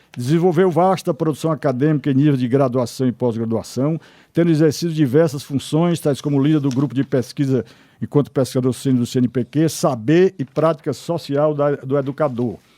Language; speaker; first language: Portuguese; native; Portuguese